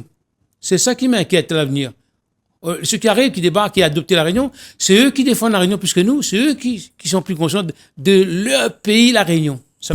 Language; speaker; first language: French; non-native, local second language; Réunion Creole French